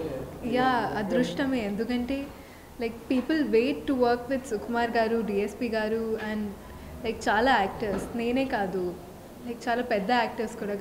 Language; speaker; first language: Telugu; non-native, fluent; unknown